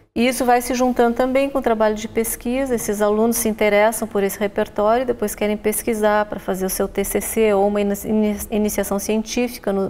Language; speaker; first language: Portuguese; native; Portuguese